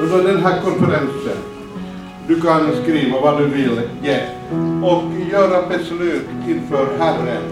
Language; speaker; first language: Swedish; non-native, fluent; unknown